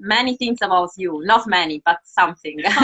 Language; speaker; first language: English; non-native, fluent; Italian